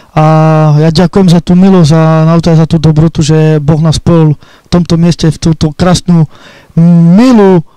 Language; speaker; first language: Slovak; non-native, local second language; Romany